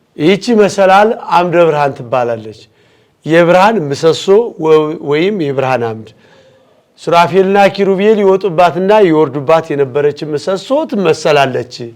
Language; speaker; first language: Amharic; native; Amharic